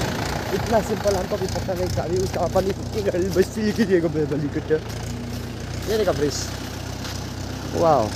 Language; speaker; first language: Hindi; non-native, local second language; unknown